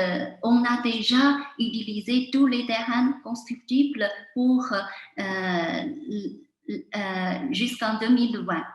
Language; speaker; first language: French; non-native, fluent; Chinese